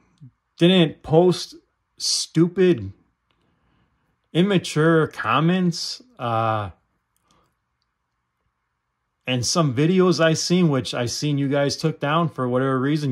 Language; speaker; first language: English; native; English